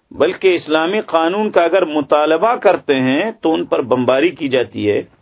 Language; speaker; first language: Urdu; non-native, local second language; Pashto